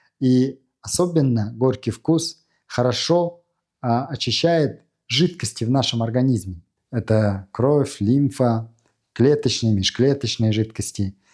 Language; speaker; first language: Russian; non-native, fluent; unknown